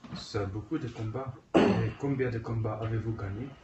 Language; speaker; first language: French; non-native, learner; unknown